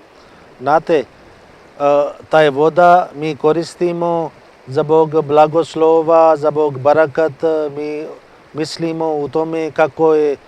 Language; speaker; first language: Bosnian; non-native, learner; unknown